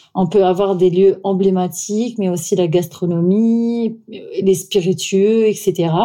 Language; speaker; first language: French; non-native, fluent; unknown